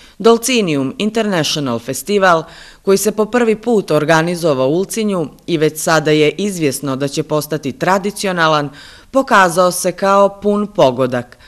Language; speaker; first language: Bosnian; non-native, local second language; Albanian